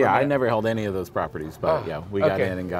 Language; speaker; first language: English; native; English